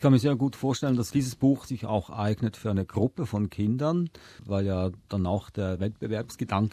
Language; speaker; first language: German; native; German